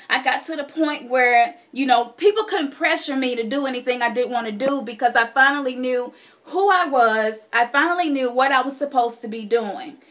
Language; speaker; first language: English; native; English